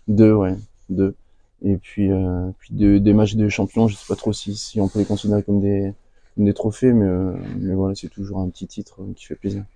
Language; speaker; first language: French; native; French